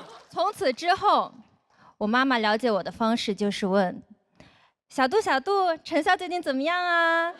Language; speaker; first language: Chinese; native; Chinese